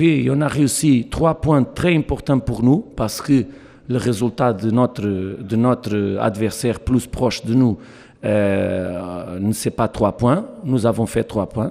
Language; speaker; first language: French; non-native, learner; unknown